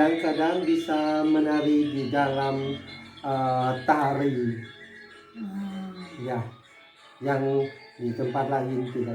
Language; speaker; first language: Indonesian; non-native, learner; Thai